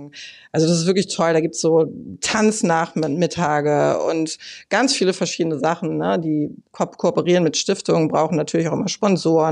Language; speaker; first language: German; native; German